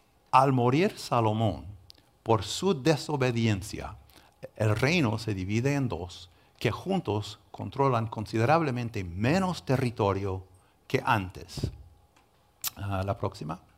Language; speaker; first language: Spanish; non-native, fluent; English